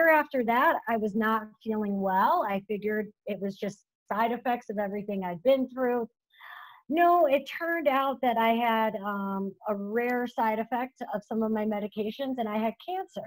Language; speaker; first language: English; native; English